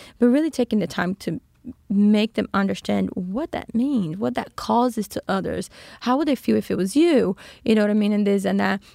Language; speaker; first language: English; non-native, fluent; Portuguese